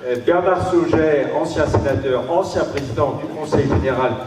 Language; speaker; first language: French; native; French